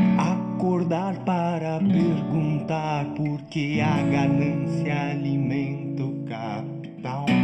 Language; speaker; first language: Portuguese; native; Portuguese